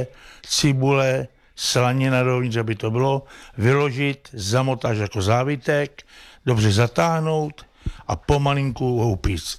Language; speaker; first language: Czech; native; Czech